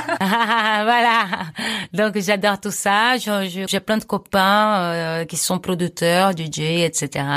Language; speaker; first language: French; non-native, fluent; Portuguese